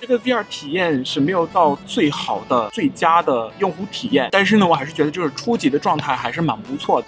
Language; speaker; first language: Chinese; non-native, fluent; English